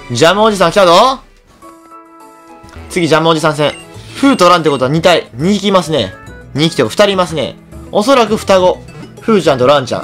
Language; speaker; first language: Japanese; native; Japanese